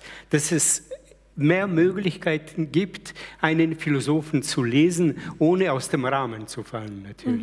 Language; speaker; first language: German; early bilingual, other home language; Slovenian